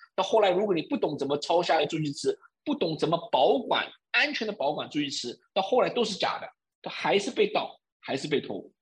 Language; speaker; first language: Chinese; early bilingual, heritage; Chinese